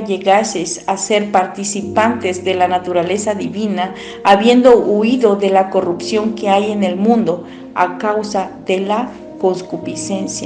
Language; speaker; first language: Spanish; native; Spanish